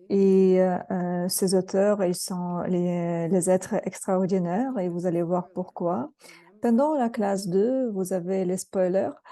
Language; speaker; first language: French; non-native, fluent; Russian